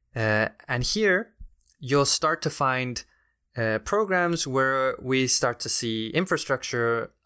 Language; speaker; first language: English; non-native, fluent; Spanish